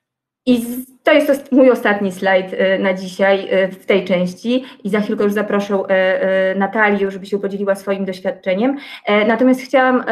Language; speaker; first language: Polish; native; Polish